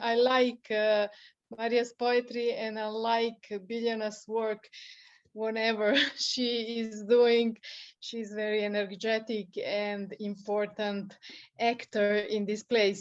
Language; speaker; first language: English; non-native, fluent; Serbian